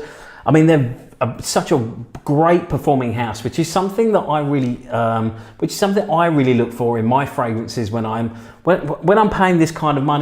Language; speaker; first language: English; native; English